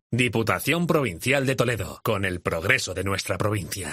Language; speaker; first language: Spanish; native; Spanish